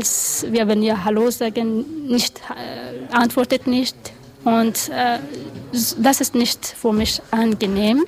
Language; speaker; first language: German; non-native, learner; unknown